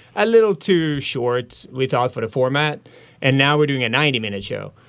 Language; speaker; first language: English; non-native, fluent; Swedish